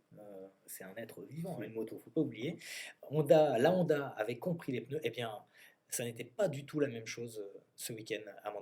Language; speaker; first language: French; native; French